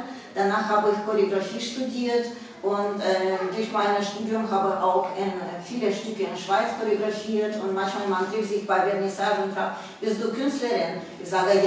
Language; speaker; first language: German; non-native, fluent; Russian